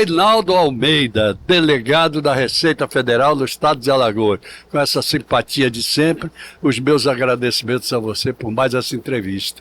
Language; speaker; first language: Portuguese; native; Portuguese